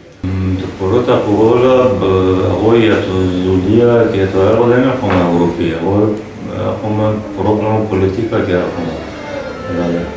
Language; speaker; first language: Greek; non-native, learner; Persian